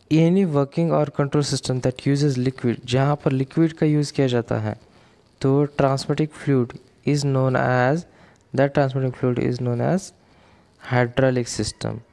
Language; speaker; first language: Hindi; non-native, local second language; Marathi